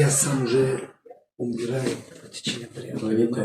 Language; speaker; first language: Russian; non-native, fluent; Tajik